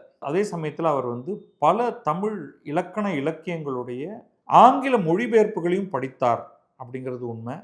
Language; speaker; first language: Tamil; native; Tamil